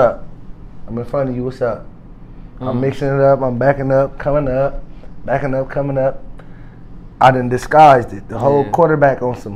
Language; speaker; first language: English; native; English